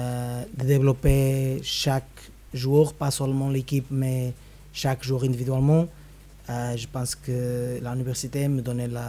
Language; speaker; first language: French; non-native, fluent; Spanish